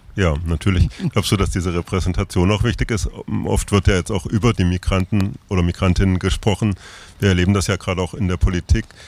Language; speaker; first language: German; native; German